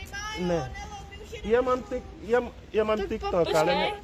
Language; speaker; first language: Czech; non-native, learner; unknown